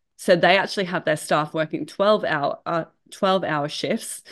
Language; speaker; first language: English; native; English